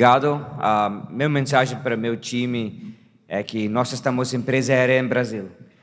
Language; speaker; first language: Portuguese; non-native, fluent; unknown